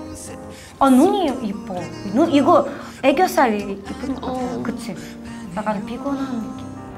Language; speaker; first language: Korean; non-native, fluent; Ukrainian